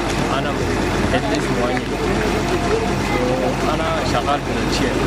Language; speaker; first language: Arabic; non-native, local second language; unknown